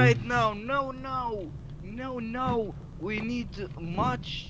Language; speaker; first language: English; non-native, learner; Romanian